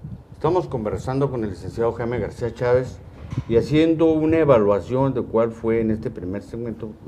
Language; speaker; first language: Spanish; native; Spanish